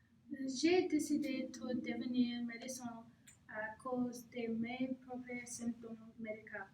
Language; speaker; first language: French; non-native, learner; English